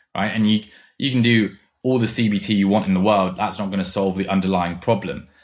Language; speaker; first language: English; non-native, fluent; German